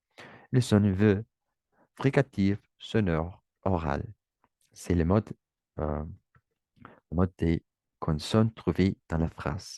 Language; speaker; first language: French; non-native, learner; Spanish